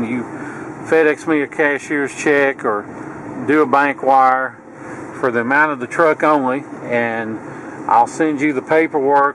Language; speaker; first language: English; native; English